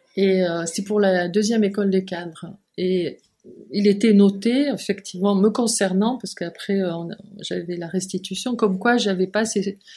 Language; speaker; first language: French; native; French